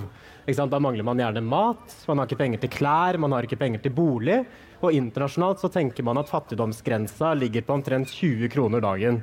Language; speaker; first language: Norwegian; native; Norwegian